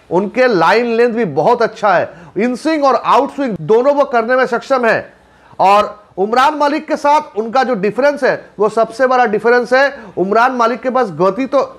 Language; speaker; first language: Hindi; non-native, local second language; Bangla